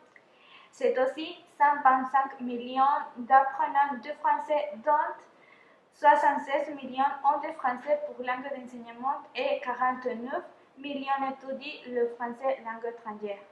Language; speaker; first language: French; non-native, fluent; Spanish